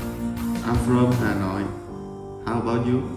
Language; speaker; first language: English; non-native, learner; Vietnamese